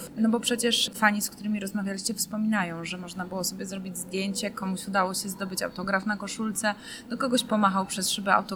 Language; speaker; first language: Polish; native; Polish